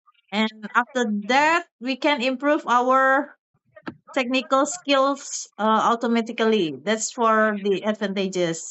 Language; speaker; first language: English; non-native, learner; Indonesian